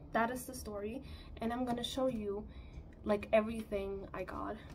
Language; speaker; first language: English; non-native, fluent; German